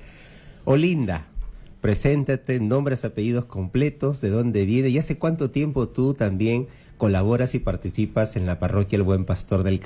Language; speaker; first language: Spanish; native; Spanish